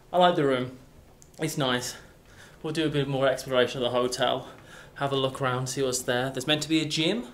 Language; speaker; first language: English; native; English